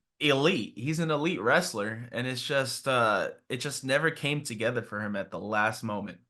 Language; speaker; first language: English; native; English